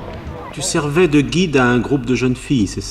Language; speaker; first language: French; native; French